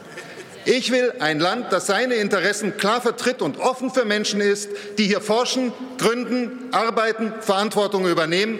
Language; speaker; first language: German; native; German